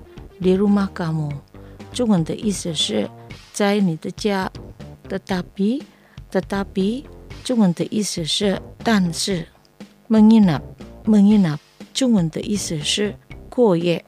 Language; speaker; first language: Chinese; early bilingual, heritage; Chinese